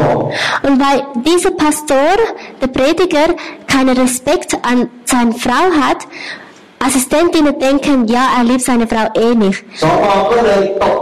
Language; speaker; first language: German; non-native, learner; Thai